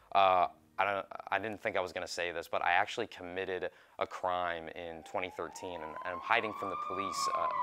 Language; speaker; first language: English; native; English